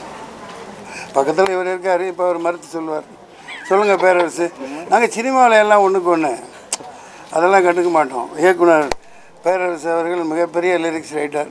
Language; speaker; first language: Tamil; native; Tamil